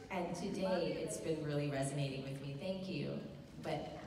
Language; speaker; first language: English; native; English